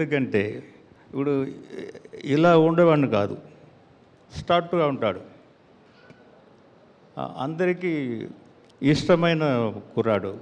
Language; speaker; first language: Telugu; non-native, learner; Tamil